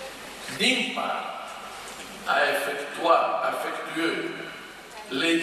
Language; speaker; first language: French; non-native, fluent; Spanish